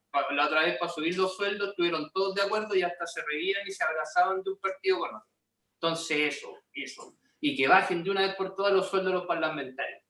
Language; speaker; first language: Spanish; native; Spanish